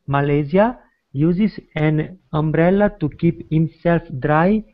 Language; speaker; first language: English; non-native, learner; Italian